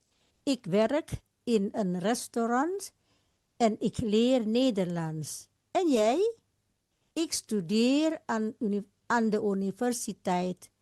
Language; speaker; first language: Dutch; non-native, fluent; Indonesian